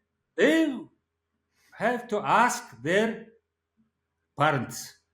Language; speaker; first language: English; non-native, learner; Mongolian